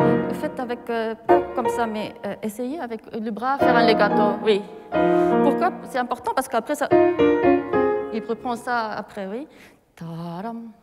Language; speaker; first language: French; non-native, fluent; Japanese